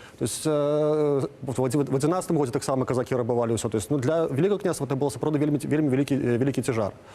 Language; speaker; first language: Belarusian; non-native, local second language; Russian